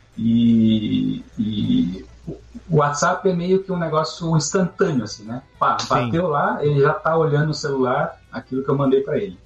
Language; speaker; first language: Portuguese; native; Portuguese